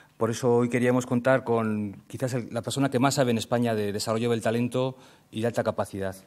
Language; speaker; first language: Spanish; native; Spanish